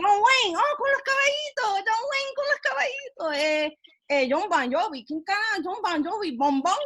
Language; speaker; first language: Spanish; early bilingual, other home language; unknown